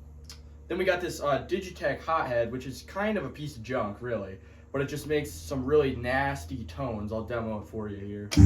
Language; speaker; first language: English; native; English